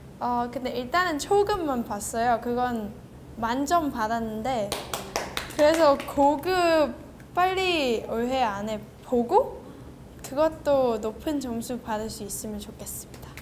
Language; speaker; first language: Korean; non-native, learner; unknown